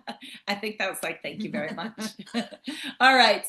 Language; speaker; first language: English; native; English